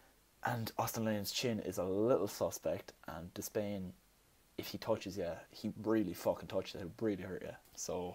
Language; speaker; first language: English; native; English